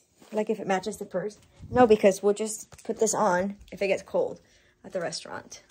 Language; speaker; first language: English; early bilingual, other home language; Spanish